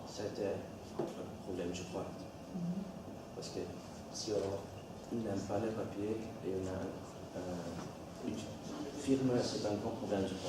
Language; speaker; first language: French; non-native, learner; Dutch